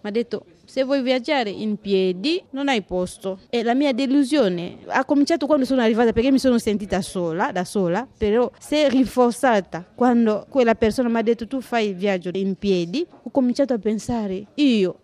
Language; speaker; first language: Italian; non-native, fluent; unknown